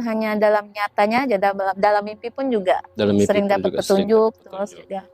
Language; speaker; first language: Indonesian; native; Indonesian